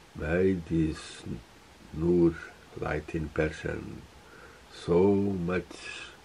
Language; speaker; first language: English; non-native, fluent; Portuguese